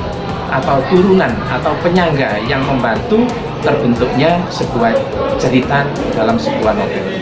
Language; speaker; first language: Indonesian; native; Indonesian